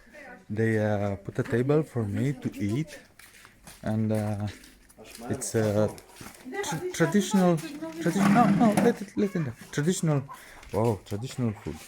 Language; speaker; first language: English; non-native, learner; Romanian